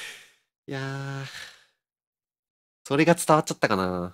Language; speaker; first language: Japanese; native; Japanese